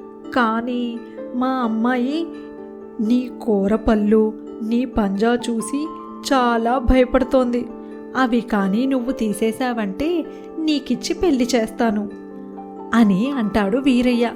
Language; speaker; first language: Telugu; native; Telugu